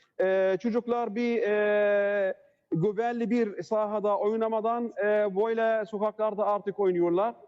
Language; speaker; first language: Turkish; non-native, learner; Arabic